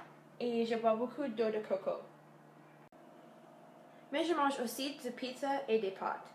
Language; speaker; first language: French; non-native, local second language; English